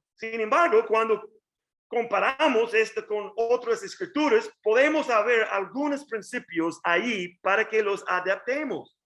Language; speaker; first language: Spanish; non-native, learner; English